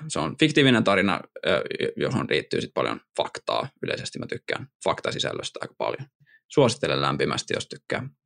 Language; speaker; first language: Finnish; native; Finnish